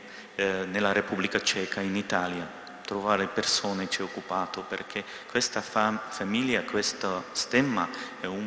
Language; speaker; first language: Italian; non-native, learner; Russian